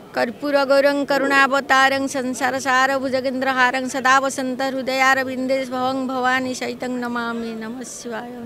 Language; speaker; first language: Odia; native; Odia